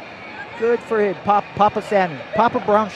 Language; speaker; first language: English; native; English